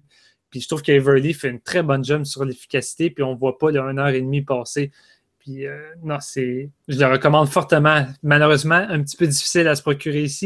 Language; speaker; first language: French; native; French